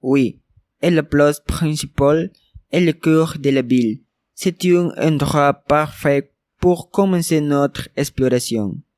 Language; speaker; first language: French; non-native, learner; Spanish